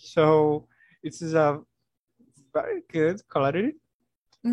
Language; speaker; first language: English; non-native, learner; Portuguese